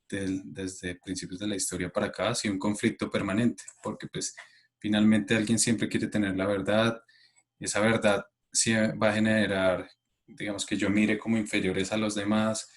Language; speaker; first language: Spanish; native; Spanish